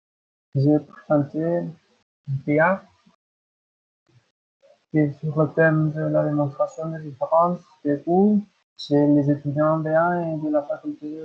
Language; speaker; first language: French; non-native, learner; Spanish